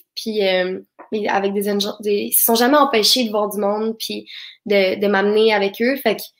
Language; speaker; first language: French; native; French